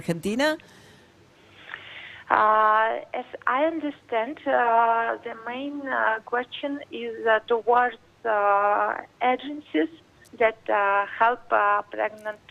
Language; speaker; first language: English; non-native, learner; Russian